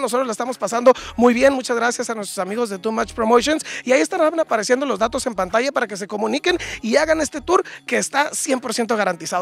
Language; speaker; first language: Spanish; native; Spanish